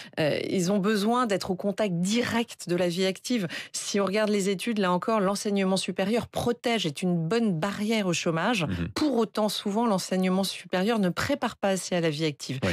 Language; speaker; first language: French; native; French